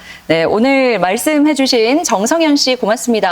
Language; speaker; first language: Korean; native; Korean